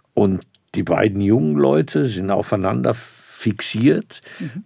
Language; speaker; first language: German; native; German